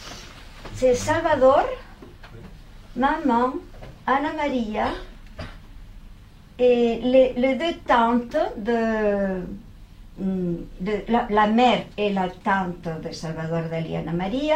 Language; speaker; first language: French; non-native, fluent; Spanish